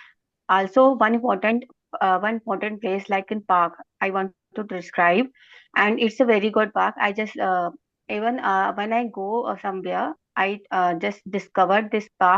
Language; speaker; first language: English; non-native, learner; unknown